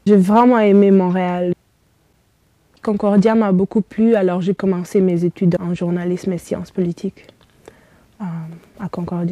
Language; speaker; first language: French; early bilingual, heritage; Romanian